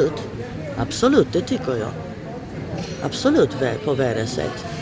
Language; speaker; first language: Swedish; non-native, fluent; Polish